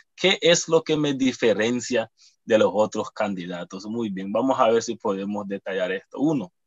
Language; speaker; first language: Spanish; native; Spanish